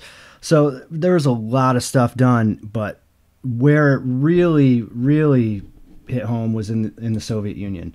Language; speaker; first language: English; native; English